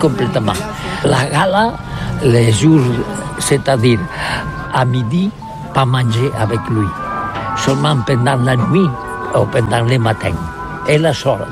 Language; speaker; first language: French; non-native, learner; Catalan